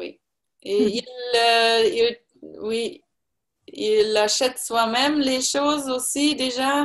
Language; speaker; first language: French; non-native, learner; German